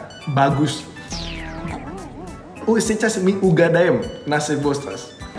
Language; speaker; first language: Russian; non-native, learner; Indonesian